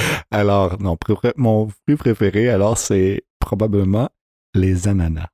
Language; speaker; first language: French; early bilingual, heritage; French